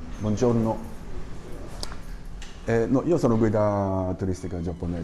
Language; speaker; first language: Italian; non-native, learner; Japanese